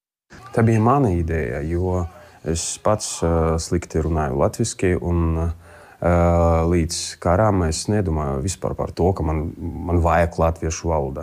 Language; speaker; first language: Latvian; non-native, learner; Russian